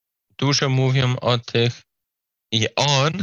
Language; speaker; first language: Polish; non-native, learner; Slovak